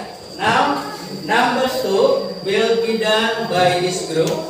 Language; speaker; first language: English; non-native, learner; Indonesian